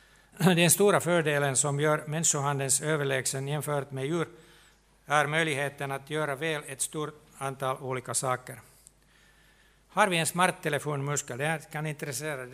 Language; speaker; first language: Swedish; non-native, local second language; Finnish